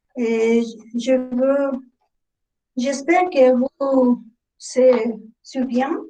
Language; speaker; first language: French; non-native, learner; Spanish